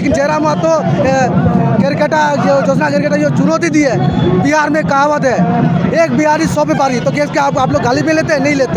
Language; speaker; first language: Hindi; native; Hindi